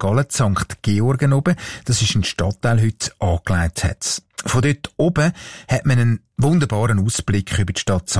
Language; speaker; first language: German; native; German